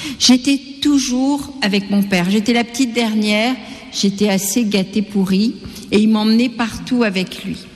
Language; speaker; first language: French; non-native, local second language; Gujarati